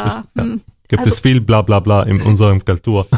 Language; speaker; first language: German; non-native, learner; Arabic